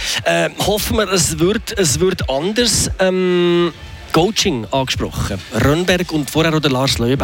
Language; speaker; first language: German; native; German